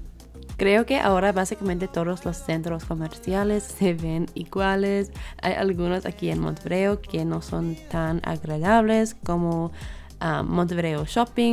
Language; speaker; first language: Spanish; non-native, learner; English